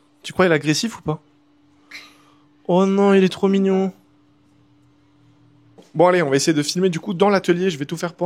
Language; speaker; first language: French; native; French